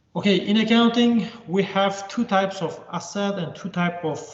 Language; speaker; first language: English; non-native, fluent; Uzbek